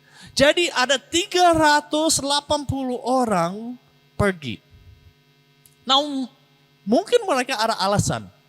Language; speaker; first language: Indonesian; non-native, learner; English